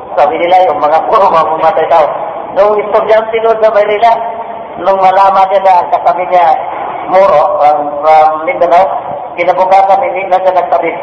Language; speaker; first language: Filipino; non-native, local second language; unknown